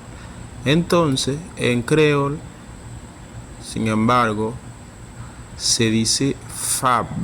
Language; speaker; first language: Spanish; non-native, fluent; Haitian Creole